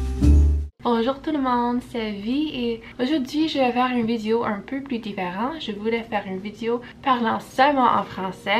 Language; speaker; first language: French; early bilingual, heritage; English